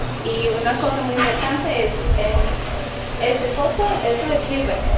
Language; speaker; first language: Spanish; non-native, learner; English